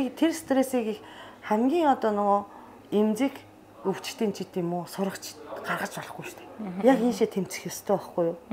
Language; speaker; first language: Mongolian; non-native, fluent; Japanese